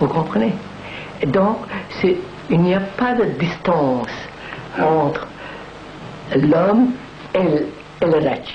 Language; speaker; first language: French; non-native, fluent; Telugu